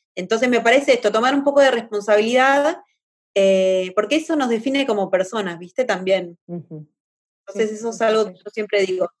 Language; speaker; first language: Spanish; native; Spanish